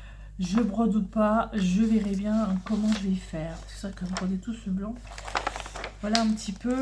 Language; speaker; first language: French; native; French